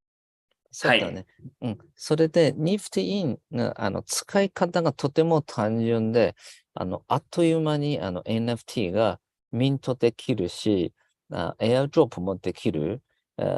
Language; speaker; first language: Japanese; non-native, fluent; Chinese